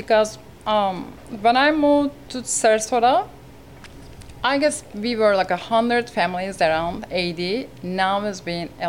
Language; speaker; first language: English; non-native, learner; Turkish